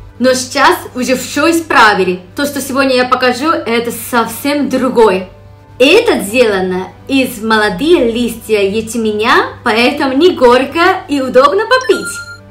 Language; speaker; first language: Russian; non-native, fluent; Japanese